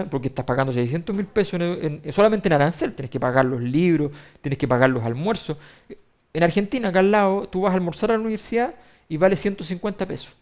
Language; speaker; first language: Spanish; native; Spanish